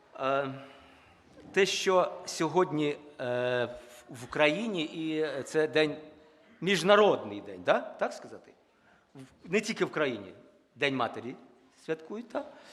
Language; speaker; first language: Ukrainian; non-native, local second language; Russian